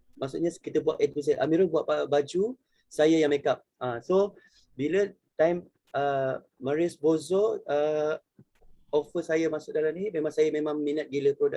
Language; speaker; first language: Malay; native; Malay